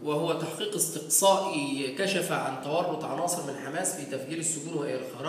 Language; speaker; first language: Arabic; native; Arabic